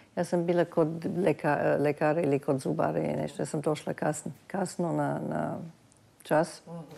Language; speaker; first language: Serbian; early bilingual, heritage; Serbian